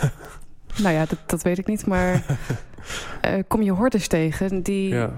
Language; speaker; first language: Dutch; native; Dutch